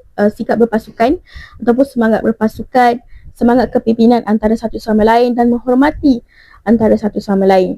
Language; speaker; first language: Malay; native; Malay